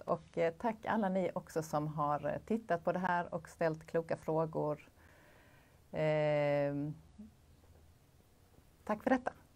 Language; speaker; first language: Swedish; native; Swedish